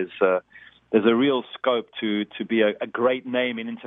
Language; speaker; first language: English; native; English